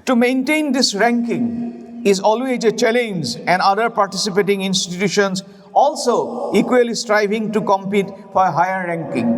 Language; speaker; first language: English; non-native, local second language; Assamese